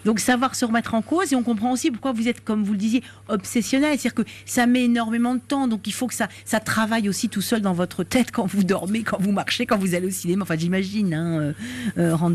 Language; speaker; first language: French; native; French